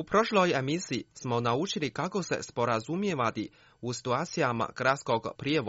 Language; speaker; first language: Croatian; non-native, fluent; Chinese